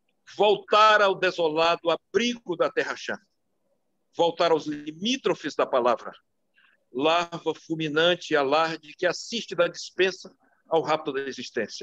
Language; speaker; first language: Portuguese; native; Portuguese